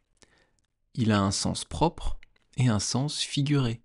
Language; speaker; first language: French; native; French